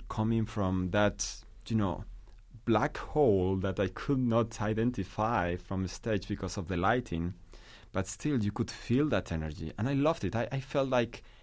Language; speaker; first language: English; non-native, fluent; Spanish